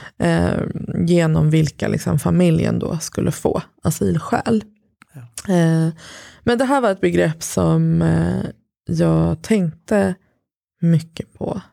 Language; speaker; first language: Swedish; early bilingual, other home language; Persian